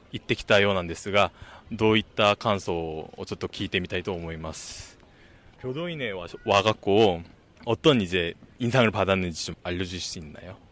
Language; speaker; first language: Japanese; non-native, fluent; Korean